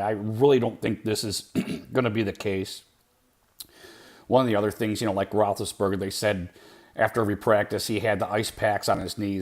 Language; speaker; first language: English; native; English